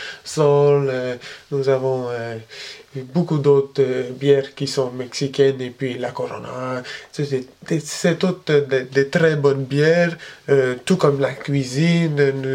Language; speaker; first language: French; early bilingual, other home language; Spanish